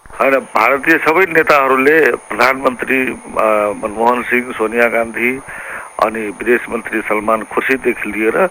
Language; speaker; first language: Nepali; non-native, local second language; Maithili